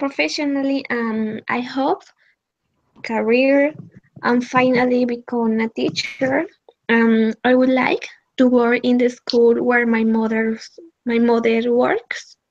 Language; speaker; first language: English; non-native, learner; Spanish